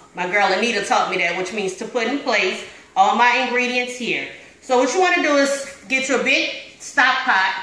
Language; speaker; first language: English; native; English